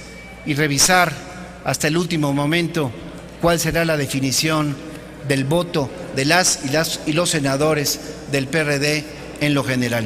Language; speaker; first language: Spanish; native; Spanish